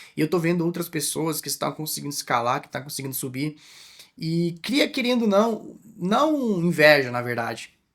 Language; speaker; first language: Portuguese; non-native, fluent; Spanish